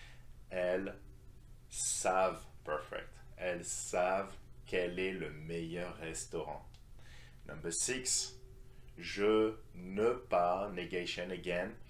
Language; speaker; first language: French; non-native, fluent; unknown